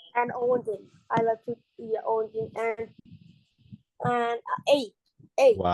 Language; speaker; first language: English; non-native, learner; Thai